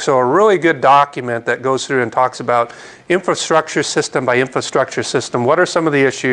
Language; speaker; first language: English; native; English